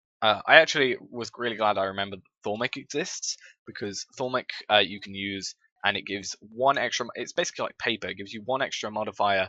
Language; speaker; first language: English; native; English